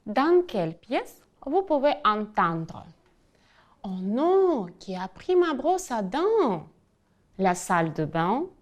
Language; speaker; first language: French; non-native, fluent; Ukrainian